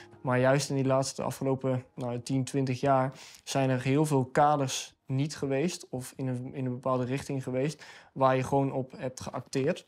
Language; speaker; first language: Dutch; native; Dutch